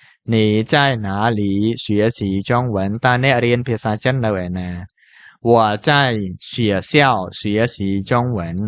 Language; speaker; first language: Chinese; non-native, fluent; Khmer